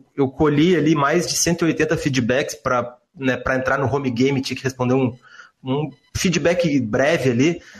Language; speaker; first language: Portuguese; native; Portuguese